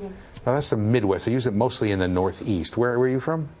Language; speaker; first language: English; native; English